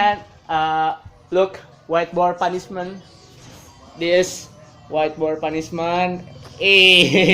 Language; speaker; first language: English; non-native, learner; Indonesian